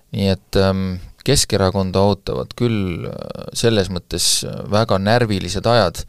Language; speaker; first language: Estonian; native; Estonian